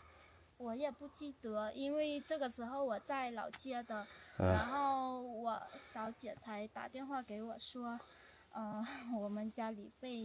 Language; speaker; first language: Chinese; non-native, learner; Vietnamese